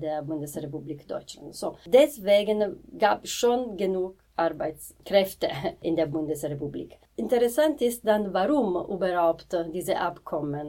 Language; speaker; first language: German; non-native, fluent; Italian